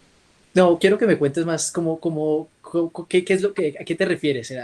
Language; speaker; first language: Spanish; native; Spanish